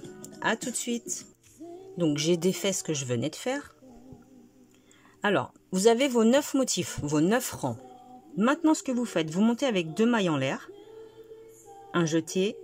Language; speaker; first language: French; native; French